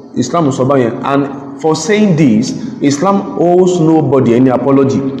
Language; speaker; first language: English; non-native, local second language; Yoruba